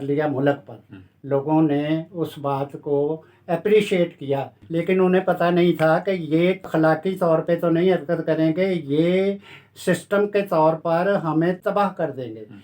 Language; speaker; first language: Urdu; non-native, local second language; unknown